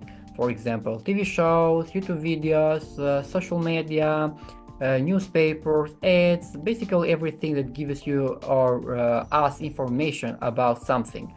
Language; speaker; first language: English; non-native, fluent; Albanian